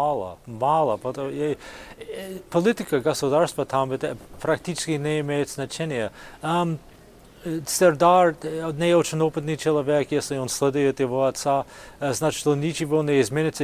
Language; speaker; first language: Russian; non-native, fluent; English